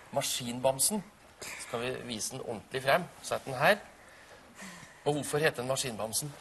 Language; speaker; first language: Norwegian; native; Norwegian